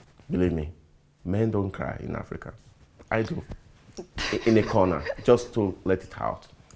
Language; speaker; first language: English; non-native, local second language; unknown